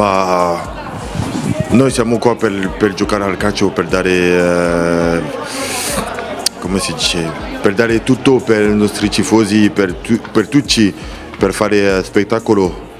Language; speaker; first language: Italian; non-native, fluent; French